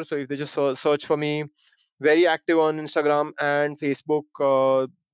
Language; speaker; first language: English; non-native, local second language; Hindi